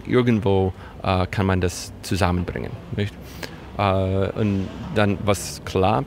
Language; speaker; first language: German; non-native, fluent; English